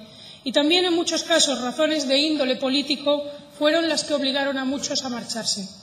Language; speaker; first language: Spanish; native; Spanish